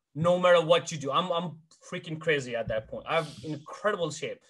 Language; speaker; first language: English; non-native, local second language; Hindi